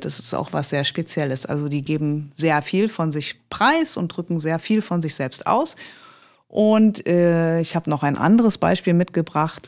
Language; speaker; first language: German; native; German